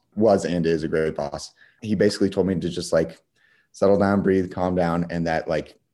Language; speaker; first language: English; native; English